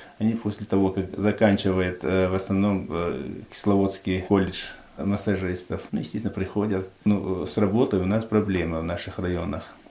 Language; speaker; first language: Russian; non-native, local second language; Tajik